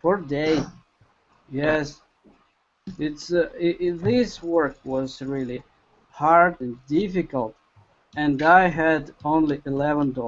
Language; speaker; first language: English; non-native, learner; Russian